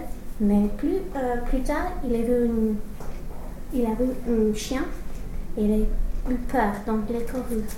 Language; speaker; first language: French; non-native, learner; English